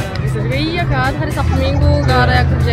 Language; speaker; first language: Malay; non-native, fluent; Turkish